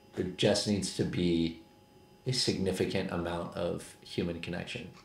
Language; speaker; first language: English; native; English